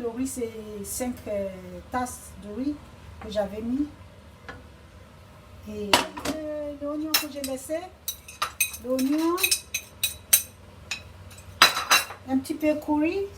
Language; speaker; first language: French; non-native, learner; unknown